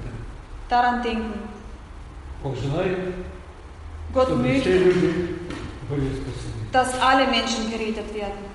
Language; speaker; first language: German; non-native, fluent; Russian